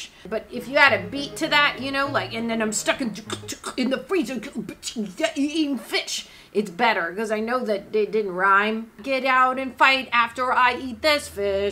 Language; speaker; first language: English; native; English